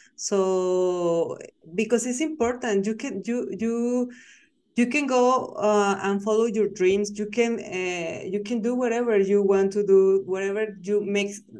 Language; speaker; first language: English; non-native, learner; Spanish